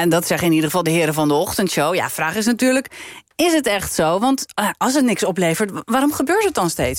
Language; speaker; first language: Dutch; native; Dutch